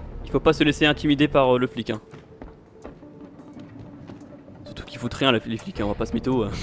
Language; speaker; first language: French; native; French